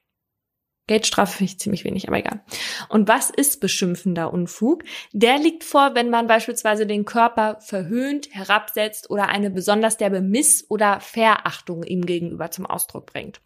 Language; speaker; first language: German; native; German